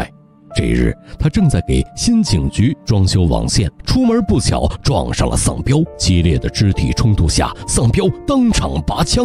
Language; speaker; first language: Chinese; native; Chinese